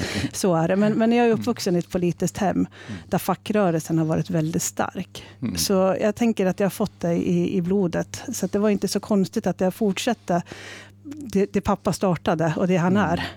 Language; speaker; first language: Swedish; native; Swedish